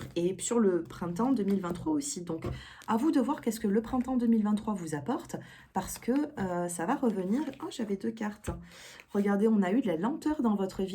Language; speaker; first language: French; native; French